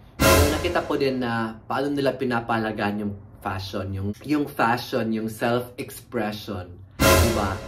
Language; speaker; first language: Filipino; native; Filipino